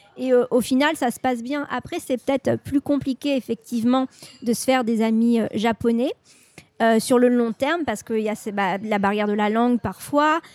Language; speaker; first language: French; native; French